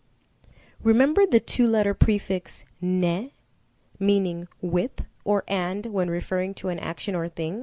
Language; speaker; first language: English; non-native, local second language; Shona